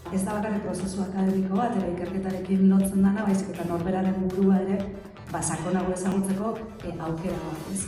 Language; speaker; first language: Basque; native; Basque